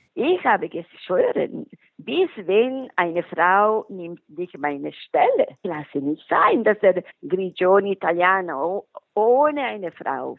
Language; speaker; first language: German; non-native, local second language; Italian